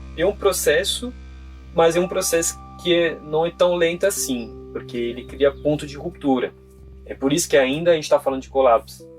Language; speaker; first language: Portuguese; non-native, fluent; French